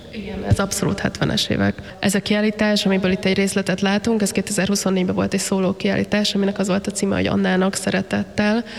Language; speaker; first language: Hungarian; native; Hungarian